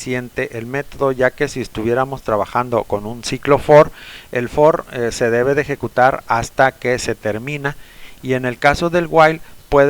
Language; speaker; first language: Spanish; native; Spanish